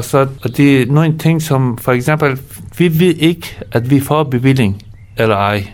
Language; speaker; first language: Danish; non-native, fluent; Persian